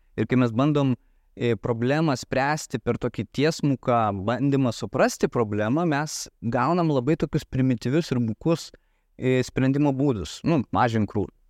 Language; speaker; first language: Lithuanian; native; Lithuanian